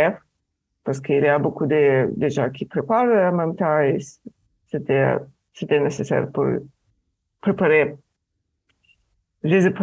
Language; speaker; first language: French; non-native, fluent; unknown